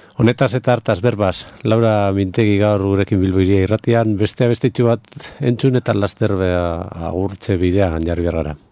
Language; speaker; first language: Basque; native; Basque